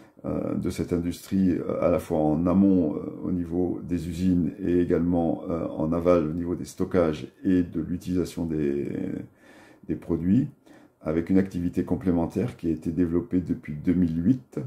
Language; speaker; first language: French; native; French